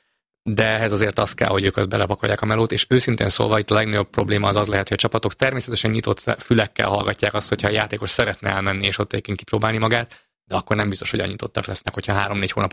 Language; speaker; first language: Hungarian; native; Hungarian